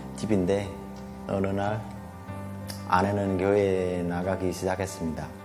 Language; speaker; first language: Korean; non-native, fluent; Vietnamese